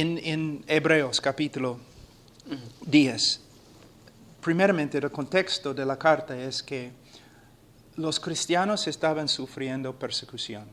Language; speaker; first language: Spanish; non-native, fluent; English